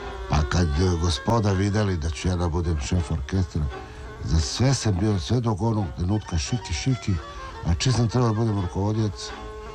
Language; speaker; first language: Serbian; non-native, local second language; Romany